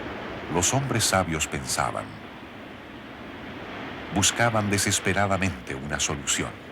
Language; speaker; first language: Spanish; native; Spanish